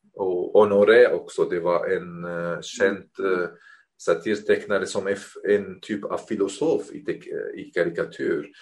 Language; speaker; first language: Swedish; non-native, fluent; Arabic